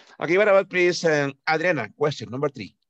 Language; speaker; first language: English; non-native, fluent; Spanish